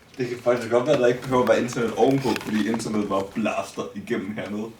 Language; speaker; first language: Danish; native; Danish